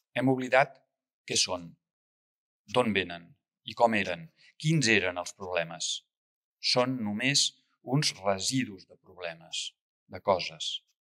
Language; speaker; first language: Catalan; native; Catalan